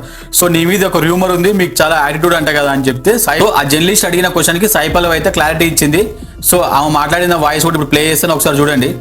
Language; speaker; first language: Telugu; native; Telugu